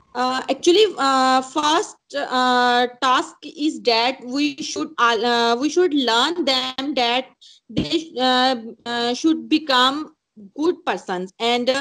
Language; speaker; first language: English; non-native, local second language; Punjabi